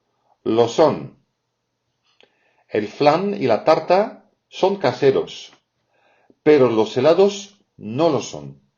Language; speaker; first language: Spanish; non-native, fluent; French